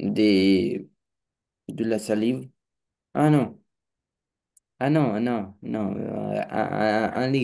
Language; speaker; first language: French; non-native, learner; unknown